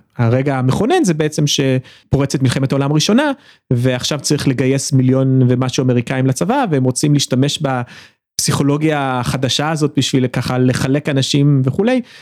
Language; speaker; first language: Hebrew; early bilingual, other home language; English